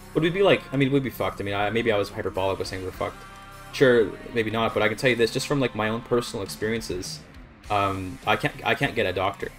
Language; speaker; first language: English; native; English